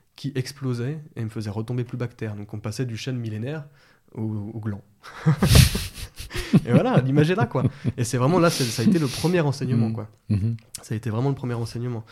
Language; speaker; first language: French; native; French